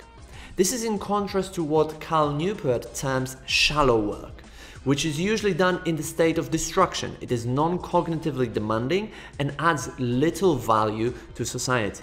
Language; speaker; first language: English; non-native, fluent; Polish